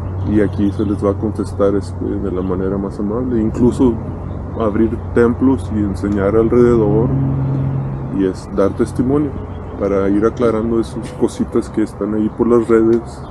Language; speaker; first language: Spanish; native; Spanish